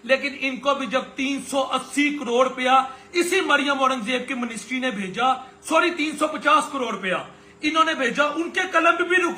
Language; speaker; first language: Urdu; non-native, local second language; Punjabi